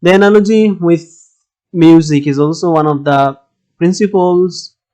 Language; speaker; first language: English; non-native, local second language; Bangla